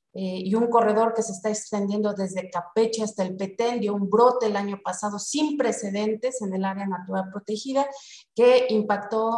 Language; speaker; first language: Spanish; native; Spanish